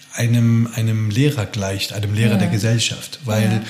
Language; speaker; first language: German; native; German